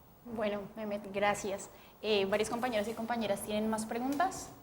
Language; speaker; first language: Spanish; native; Spanish